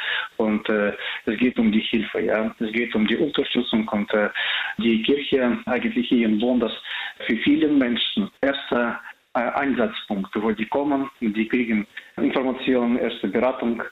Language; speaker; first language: German; non-native, fluent; Russian